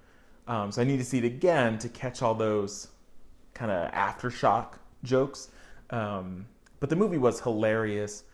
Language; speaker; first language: English; native; English